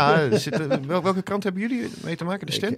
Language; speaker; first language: Dutch; native; Dutch